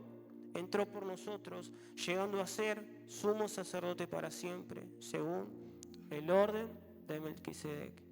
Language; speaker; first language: Spanish; native; Spanish